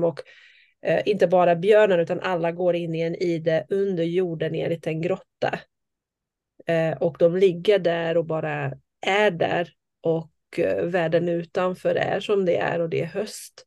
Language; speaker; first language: Swedish; non-native, fluent; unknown